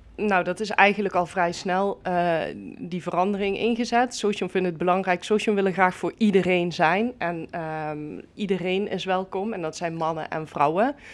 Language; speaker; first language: Dutch; native; Dutch